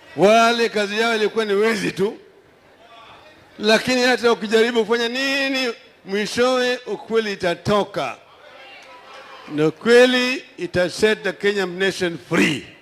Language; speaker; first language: Swahili; non-native, local second language; Luo (Kenya and Tanzania)